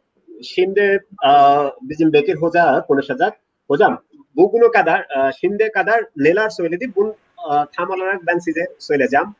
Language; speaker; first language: Turkish; non-native, learner; Bangla